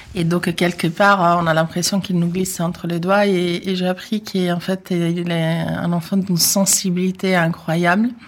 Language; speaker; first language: French; non-native, fluent; Italian